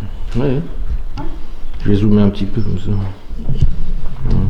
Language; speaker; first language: French; native; French